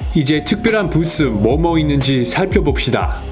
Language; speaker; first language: Korean; non-native, fluent; English